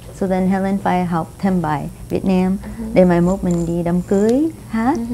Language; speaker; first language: Vietnamese; non-native, fluent; Spanish